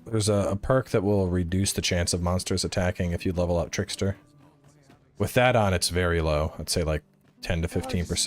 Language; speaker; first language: English; native; English